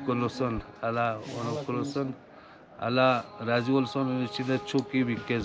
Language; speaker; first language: Turkish; non-native, learner; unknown